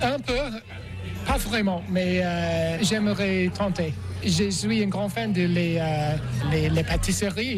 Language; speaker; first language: French; non-native, learner; English